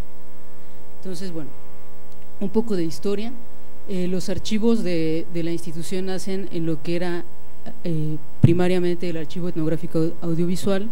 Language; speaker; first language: Spanish; native; Spanish